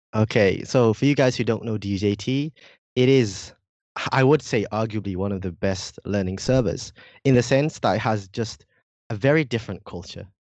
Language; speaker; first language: English; non-native, fluent; Indonesian